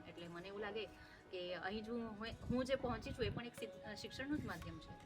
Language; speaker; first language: Gujarati; non-native, local second language; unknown